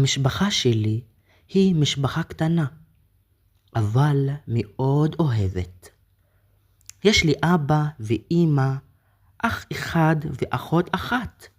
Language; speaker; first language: Hebrew; non-native, fluent; Arabic